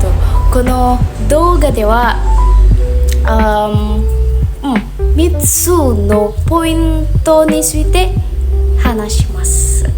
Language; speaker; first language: Japanese; non-native, learner; Indonesian